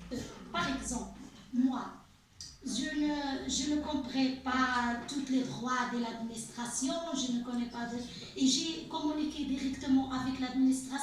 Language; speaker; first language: French; non-native, learner; Arabic